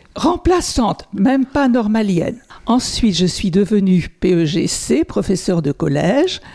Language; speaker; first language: French; native; French